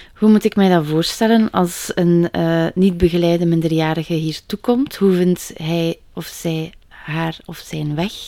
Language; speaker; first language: Dutch; native; Dutch